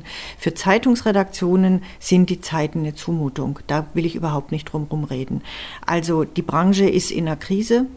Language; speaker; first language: German; native; German